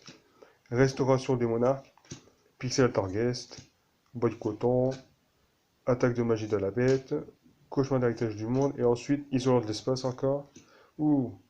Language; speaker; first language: French; native; French